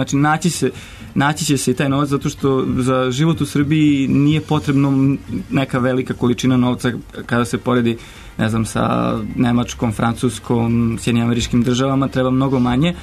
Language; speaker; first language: Serbian; native; Serbian